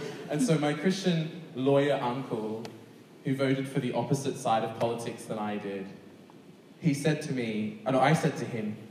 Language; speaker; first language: English; native; English